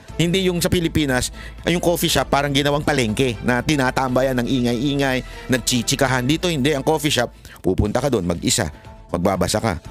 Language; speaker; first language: Filipino; native; Filipino